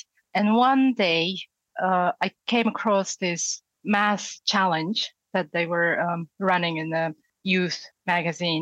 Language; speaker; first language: English; non-native, fluent; Russian